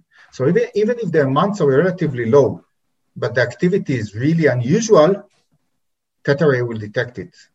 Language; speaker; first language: English; non-native, fluent; Hebrew